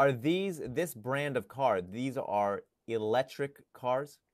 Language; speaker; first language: English; non-native, fluent; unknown